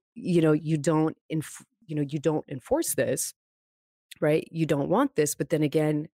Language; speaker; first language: English; native; English